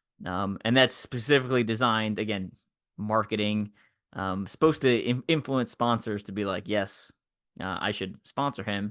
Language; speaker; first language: English; native; English